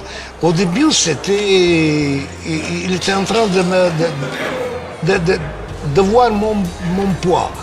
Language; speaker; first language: French; non-native, fluent; Italian